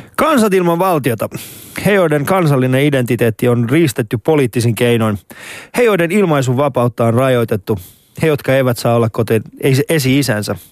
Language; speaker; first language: Finnish; early bilingual, other home language; Persian